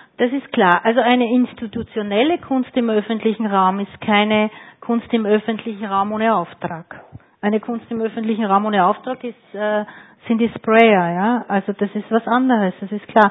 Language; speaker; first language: German; native; German